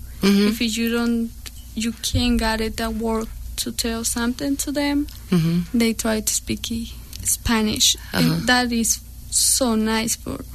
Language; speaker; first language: English; non-native, learner; Spanish